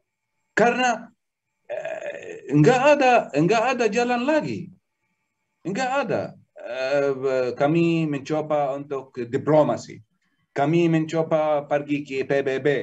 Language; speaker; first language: Indonesian; non-native, learner; Arabic